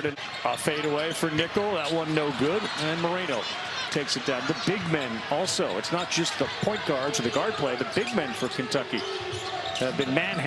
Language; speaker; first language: English; native; English